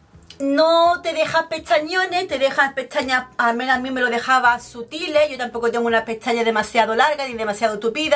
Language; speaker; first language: Spanish; native; Spanish